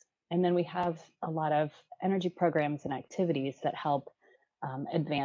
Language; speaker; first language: English; native; English